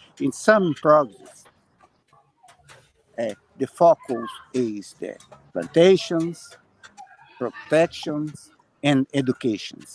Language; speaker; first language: English; non-native, learner; Portuguese